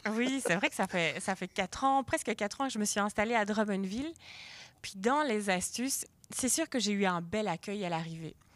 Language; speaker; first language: French; native; French